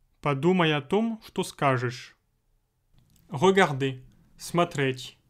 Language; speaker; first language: Russian; non-native, fluent; French